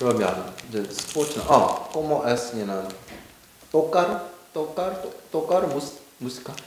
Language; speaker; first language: Spanish; non-native, learner; Korean